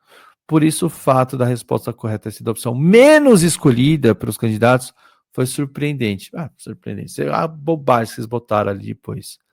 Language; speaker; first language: Portuguese; native; Portuguese